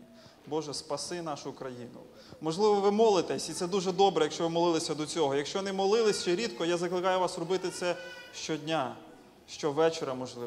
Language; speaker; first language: Ukrainian; native; Ukrainian